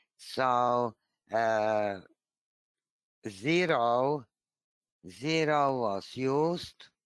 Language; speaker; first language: English; non-native, fluent; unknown